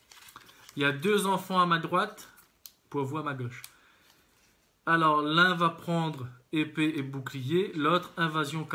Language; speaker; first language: French; native; French